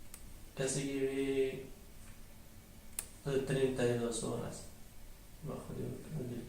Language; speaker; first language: Spanish; early bilingual, other home language; Arabic